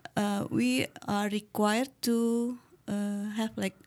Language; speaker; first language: English; non-native, learner; Indonesian